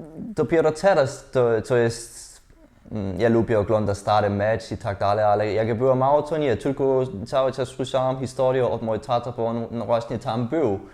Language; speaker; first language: Polish; non-native, learner; Danish